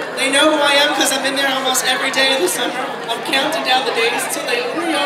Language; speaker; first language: English; native; English